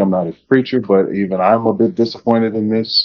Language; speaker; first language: English; native; English